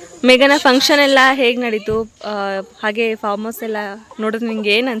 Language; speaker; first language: Kannada; native; Kannada